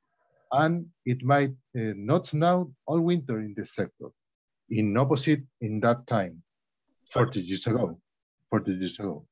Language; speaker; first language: English; non-native, learner; Spanish